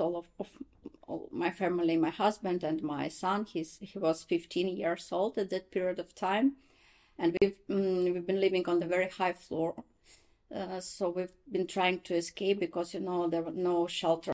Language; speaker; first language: English; non-native, fluent; Ukrainian